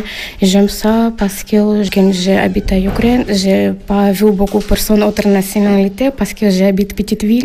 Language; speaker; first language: French; non-native, learner; Ukrainian